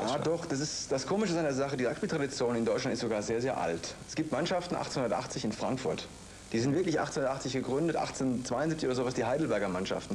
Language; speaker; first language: German; native; German